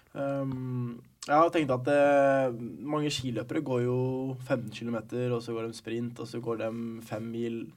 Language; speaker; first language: Norwegian; early bilingual, other home language; Arabic